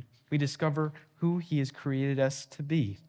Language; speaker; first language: English; native; English